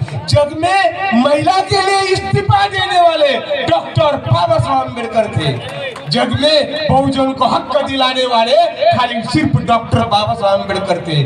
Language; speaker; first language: Hindi; native; Hindi